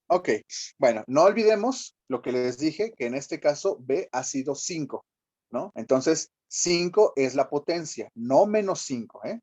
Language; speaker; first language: Spanish; native; Spanish